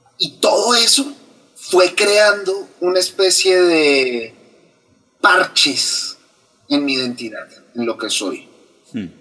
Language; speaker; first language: Spanish; native; Spanish